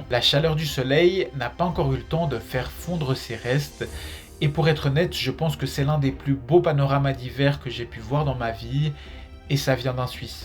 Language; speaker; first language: French; native; French